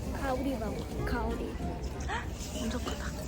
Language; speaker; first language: Korean; native; Korean